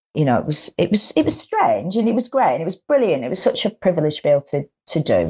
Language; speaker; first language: English; native; English